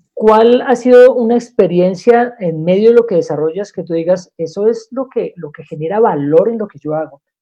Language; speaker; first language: Spanish; native; Spanish